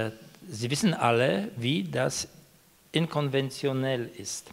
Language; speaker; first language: German; non-native, fluent; Polish